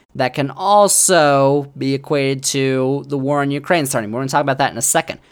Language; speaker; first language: English; native; English